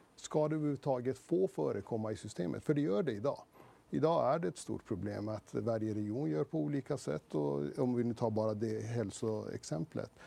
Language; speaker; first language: Swedish; early bilingual, other home language; Persian